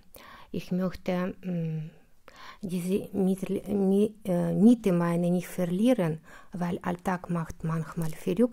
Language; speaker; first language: German; non-native, fluent; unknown